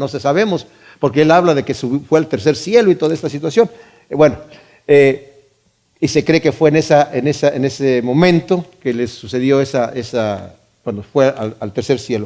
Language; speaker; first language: Spanish; native; Spanish